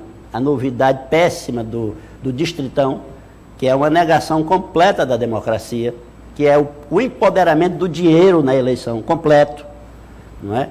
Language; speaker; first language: Portuguese; native; Portuguese